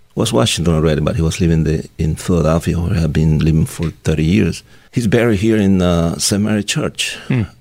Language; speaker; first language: English; non-native, fluent; Spanish